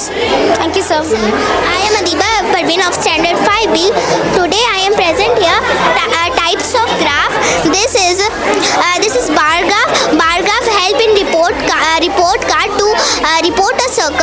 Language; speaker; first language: English; non-native, learner; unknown